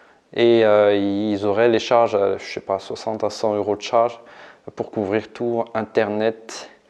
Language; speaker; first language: French; native; French